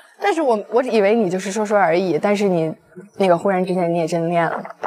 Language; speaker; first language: Chinese; native; Chinese